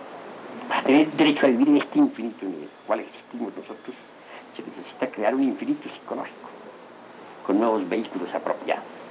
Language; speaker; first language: Spanish; native; Spanish